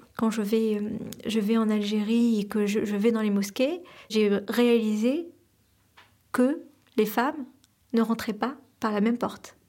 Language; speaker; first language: French; non-native, local second language; Arabic